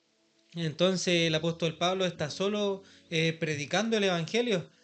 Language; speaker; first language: Spanish; native; Spanish